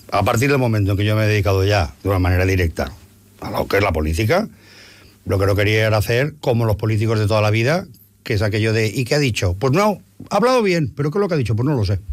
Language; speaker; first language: Spanish; non-native, local second language; Catalan